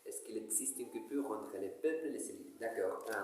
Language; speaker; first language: French; non-native, learner; Spanish